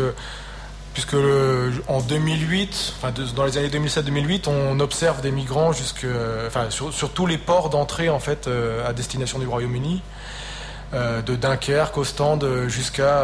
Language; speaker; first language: French; native; French